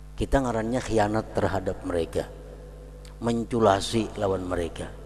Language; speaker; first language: Indonesian; non-native, local second language; Banjar